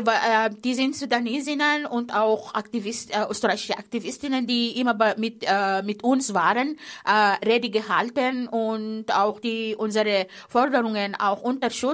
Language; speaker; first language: German; non-native, fluent; Arabic